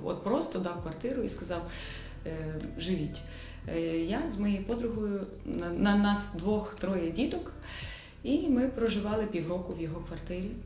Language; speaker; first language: Ukrainian; native; Ukrainian